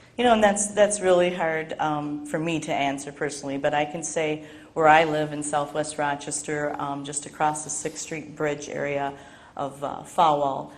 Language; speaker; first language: English; native; English